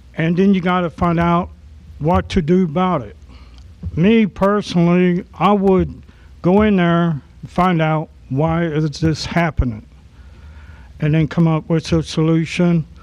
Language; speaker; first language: English; native; English